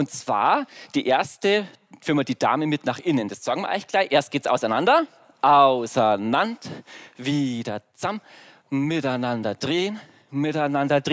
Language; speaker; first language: German; native; German